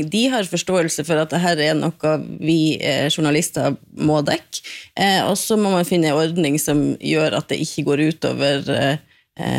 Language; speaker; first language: Norwegian; native; Norwegian